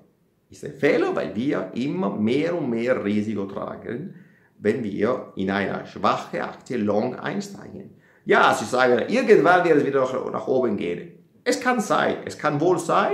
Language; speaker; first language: German; non-native, fluent; Italian